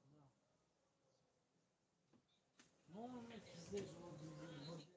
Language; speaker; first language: Russian; non-native, learner; Tajik